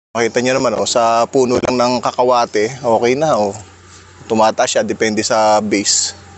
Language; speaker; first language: Filipino; native; Filipino